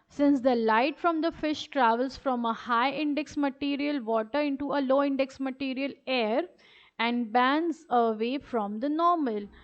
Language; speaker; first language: English; non-native, local second language; Urdu